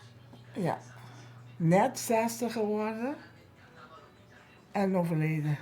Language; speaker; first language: Dutch; non-native, local second language; Papiamento